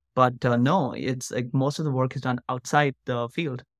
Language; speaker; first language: English; non-native, local second language; Hindi